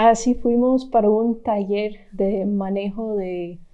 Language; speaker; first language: Spanish; non-native, fluent; English